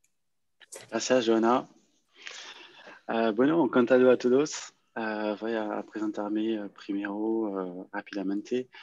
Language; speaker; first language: Spanish; non-native, learner; French